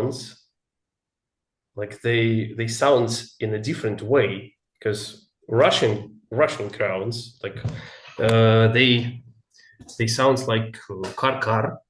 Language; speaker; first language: English; non-native, learner; Russian